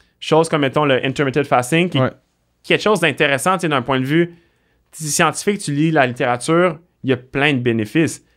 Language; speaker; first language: French; native; French